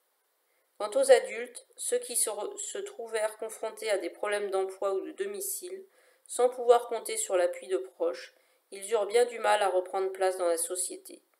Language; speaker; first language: French; native; French